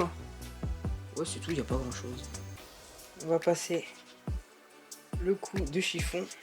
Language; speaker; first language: French; native; French